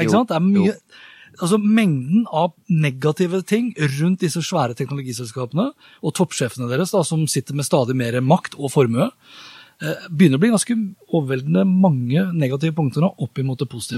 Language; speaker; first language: Norwegian; native; Norwegian